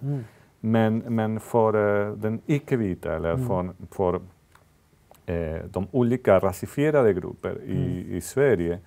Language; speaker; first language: Swedish; non-native, fluent; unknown